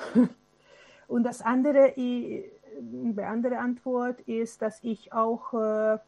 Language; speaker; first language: German; non-native, fluent; Hungarian